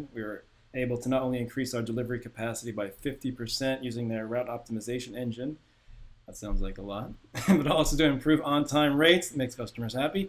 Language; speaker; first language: English; native; English